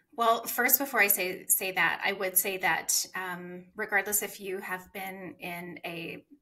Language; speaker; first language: English; native; English